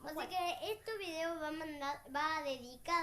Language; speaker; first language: Spanish; native; Spanish